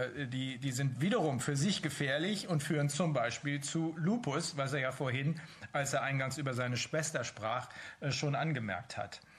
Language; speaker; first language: German; native; German